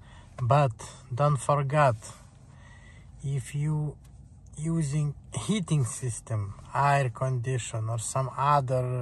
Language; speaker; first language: English; non-native, learner; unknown